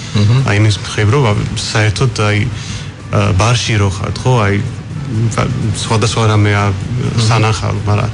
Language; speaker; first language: Georgian; non-native, fluent; English